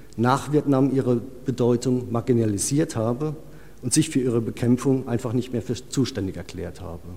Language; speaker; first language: German; native; German